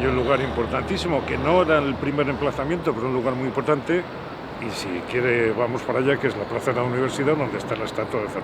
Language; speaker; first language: Spanish; native; Spanish